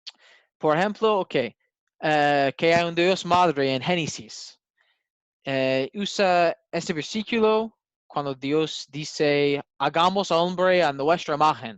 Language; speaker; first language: Spanish; non-native, learner; English